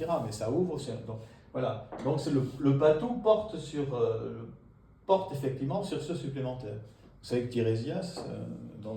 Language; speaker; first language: French; native; French